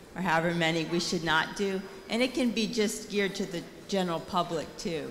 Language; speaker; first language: English; non-native, fluent; Chinese